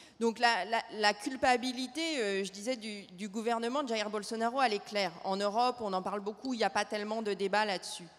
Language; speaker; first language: French; native; French